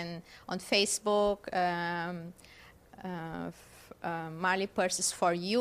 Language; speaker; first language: English; non-native, fluent; German